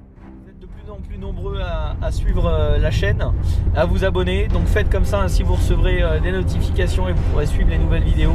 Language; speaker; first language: French; native; French